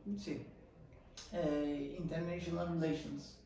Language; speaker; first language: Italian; non-native, learner; Turkish